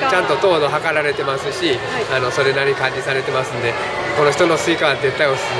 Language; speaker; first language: Japanese; native; Japanese